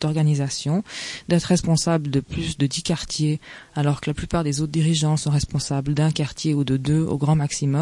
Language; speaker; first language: French; native; French